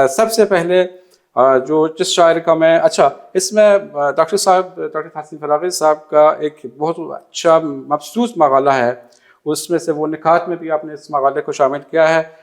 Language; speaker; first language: Urdu; non-native, fluent; Persian